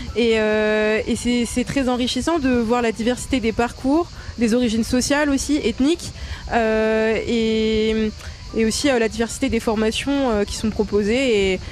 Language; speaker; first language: French; native; French